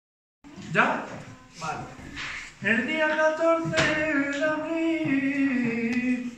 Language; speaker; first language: Spanish; native; Spanish